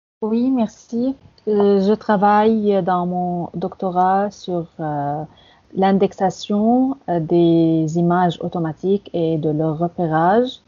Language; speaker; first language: French; non-native, fluent; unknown